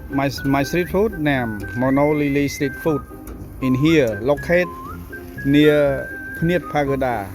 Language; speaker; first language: English; non-native, learner; Khmer